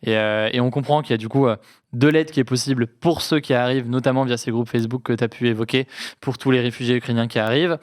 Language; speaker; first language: French; native; French